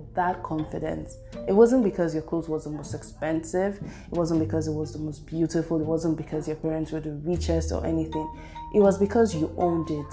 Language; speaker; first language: English; non-native, local second language; Igbo